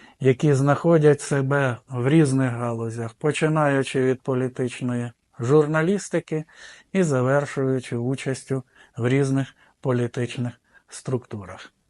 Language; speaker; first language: Ukrainian; native; Ukrainian